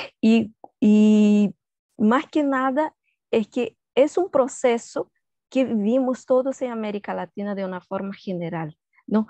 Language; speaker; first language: Spanish; non-native, fluent; Portuguese